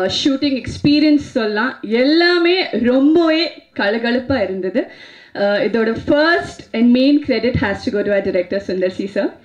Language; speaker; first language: Tamil; non-native, fluent; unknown